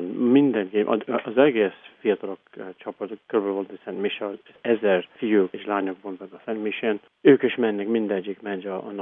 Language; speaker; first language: Hungarian; non-native, learner; English